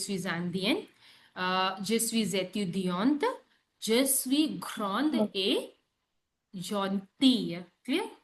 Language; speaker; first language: French; non-native, learner; Hindi